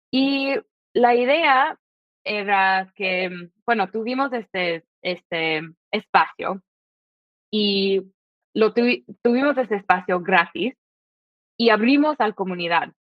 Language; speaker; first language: Spanish; non-native, fluent; English